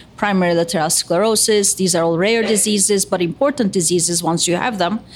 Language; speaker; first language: English; non-native, fluent; Turkish